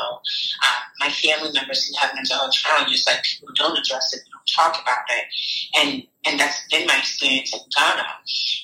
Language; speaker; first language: English; non-native, local second language; Akan